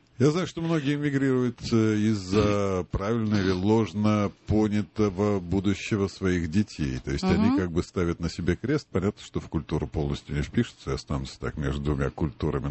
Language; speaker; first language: Russian; native; Russian